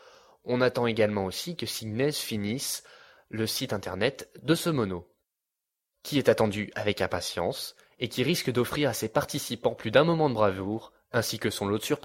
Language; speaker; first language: French; native; French